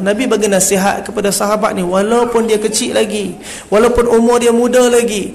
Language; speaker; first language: Malay; native; Malay